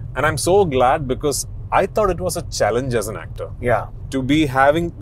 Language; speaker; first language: English; non-native, local second language; Malayalam